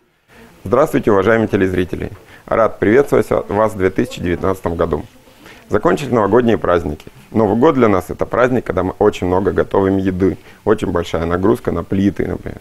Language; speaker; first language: Russian; native; Russian